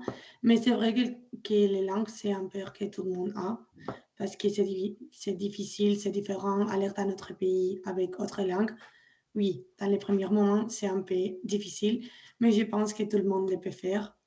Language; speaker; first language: French; non-native, learner; Spanish